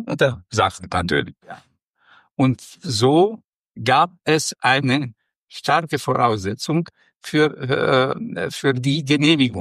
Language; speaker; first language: German; non-native, fluent; Romanian